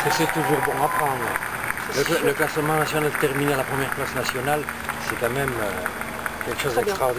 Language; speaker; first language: French; native; French